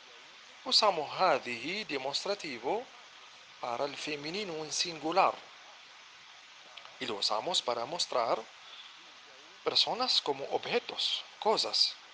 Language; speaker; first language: Spanish; non-native, fluent; Arabic